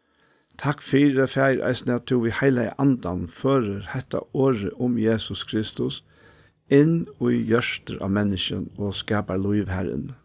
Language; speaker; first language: Danish; non-native, local second language; Faroese